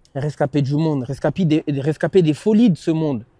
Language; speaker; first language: French; native; French